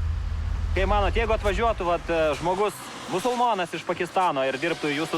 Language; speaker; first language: Lithuanian; native; Lithuanian